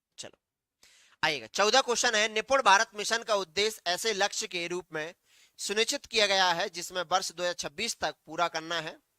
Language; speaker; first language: Hindi; native; Hindi